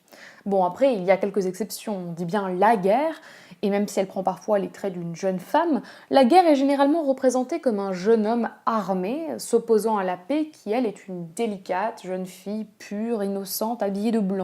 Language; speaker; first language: French; native; French